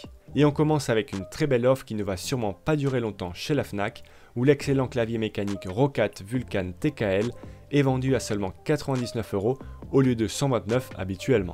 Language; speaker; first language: French; native; French